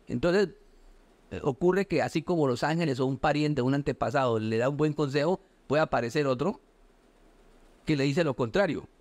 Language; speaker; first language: Spanish; native; Spanish